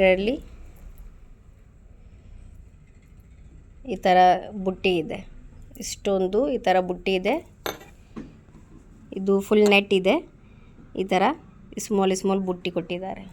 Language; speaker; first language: Kannada; non-native, local second language; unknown